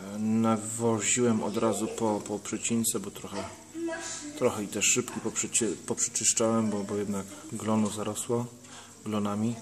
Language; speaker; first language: Polish; native; Polish